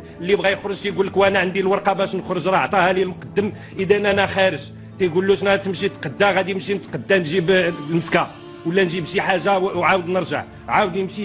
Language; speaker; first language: Arabic; native; Arabic